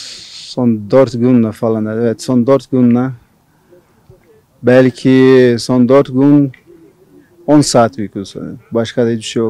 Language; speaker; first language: Turkish; non-native, learner; Portuguese